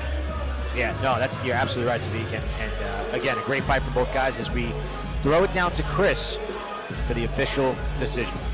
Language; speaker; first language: English; native; English